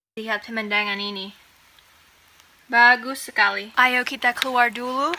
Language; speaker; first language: Indonesian; non-native, fluent; English